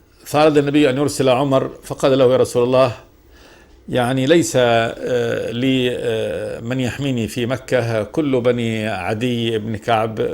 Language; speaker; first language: Arabic; native; Arabic